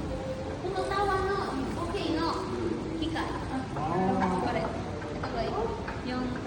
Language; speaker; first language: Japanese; non-native, fluent; Filipino